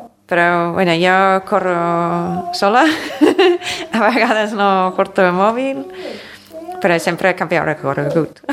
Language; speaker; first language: Catalan; non-native, fluent; English